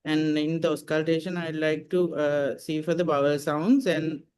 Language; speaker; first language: English; non-native, local second language; Sinhala